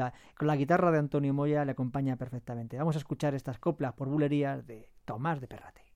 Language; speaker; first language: Spanish; native; Spanish